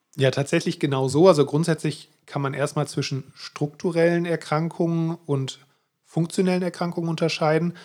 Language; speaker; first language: German; native; German